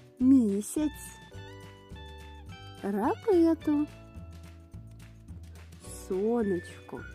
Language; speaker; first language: Ukrainian; native; Ukrainian